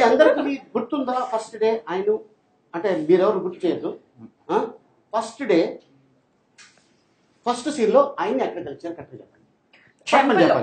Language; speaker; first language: Telugu; native; Telugu